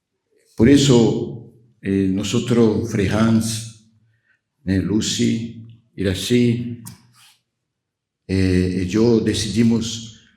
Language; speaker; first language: Spanish; non-native, fluent; Portuguese